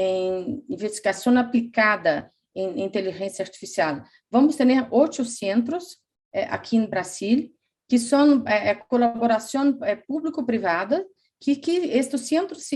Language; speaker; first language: Spanish; non-native, fluent; Portuguese